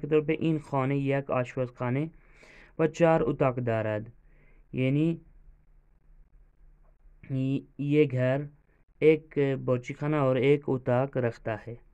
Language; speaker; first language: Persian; non-native, fluent; Urdu